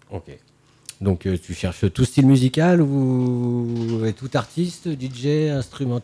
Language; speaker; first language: French; native; French